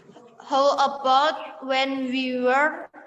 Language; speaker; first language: English; non-native, learner; Indonesian